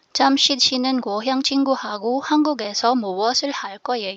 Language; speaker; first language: Korean; non-native, fluent; Filipino